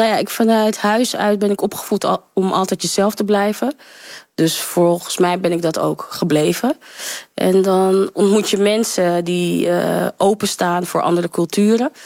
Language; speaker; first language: Dutch; early bilingual, other home language; Sranan Tongo